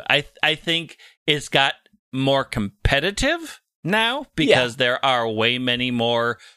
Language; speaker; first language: English; native; English